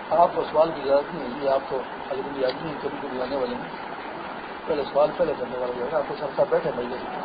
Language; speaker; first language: Urdu; non-native, local second language; Pashto